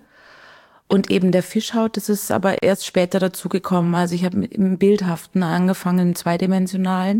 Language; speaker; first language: German; native; German